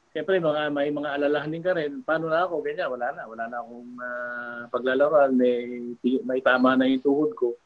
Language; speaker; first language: Filipino; native; Filipino